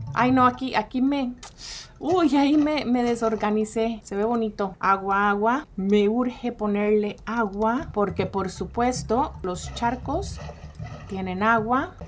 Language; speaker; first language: Spanish; early bilingual, heritage; Spanish